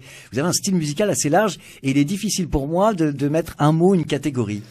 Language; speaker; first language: French; native; French